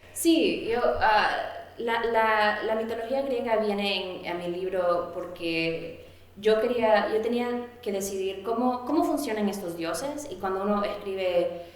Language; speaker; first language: Spanish; early bilingual, heritage; Spanish